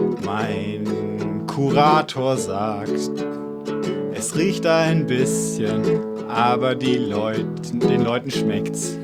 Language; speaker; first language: German; native; German